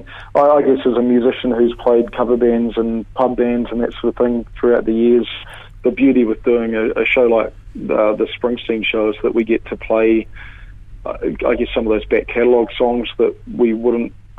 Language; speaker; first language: English; native; English